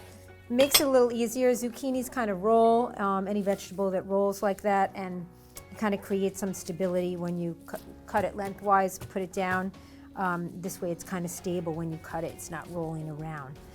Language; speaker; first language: English; native; English